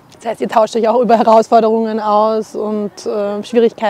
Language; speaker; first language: German; native; German